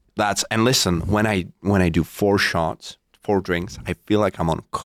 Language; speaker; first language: English; non-native, fluent; Czech